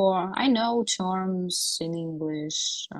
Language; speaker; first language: English; non-native, learner; Russian